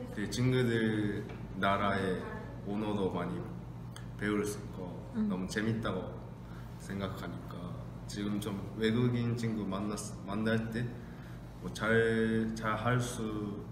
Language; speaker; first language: Korean; non-native, fluent; Japanese